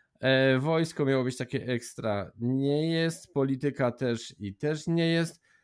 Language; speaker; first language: Polish; native; Polish